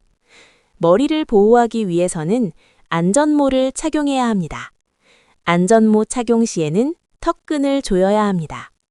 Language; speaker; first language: Korean; non-native, learner; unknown